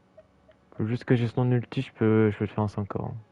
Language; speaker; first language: French; native; French